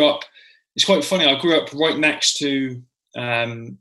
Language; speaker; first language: English; native; English